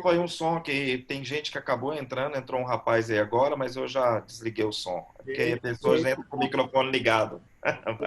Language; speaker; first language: Portuguese; native; Portuguese